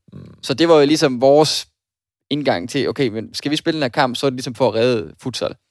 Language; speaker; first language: Danish; native; Danish